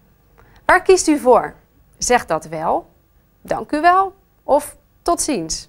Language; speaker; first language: Dutch; native; Dutch